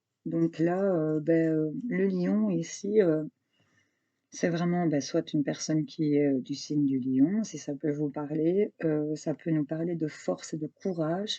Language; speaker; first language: French; native; French